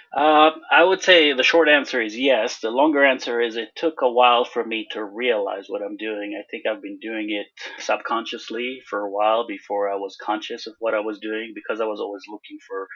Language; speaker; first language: English; non-native, fluent; Hebrew